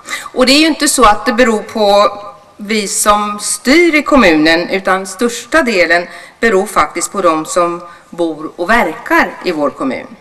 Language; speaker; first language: Swedish; native; Swedish